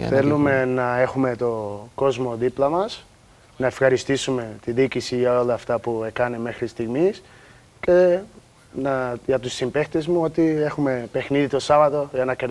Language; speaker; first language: Greek; non-native, learner; Portuguese